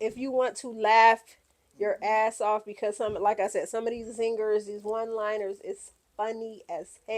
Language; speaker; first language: English; native; English